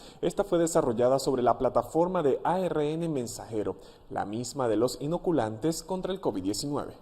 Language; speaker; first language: Spanish; native; Spanish